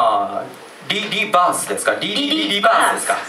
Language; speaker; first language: Japanese; native; Japanese